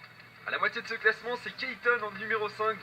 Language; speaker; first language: French; native; French